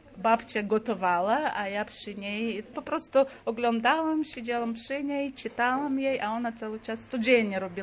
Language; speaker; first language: Polish; non-native, fluent; Crimean Tatar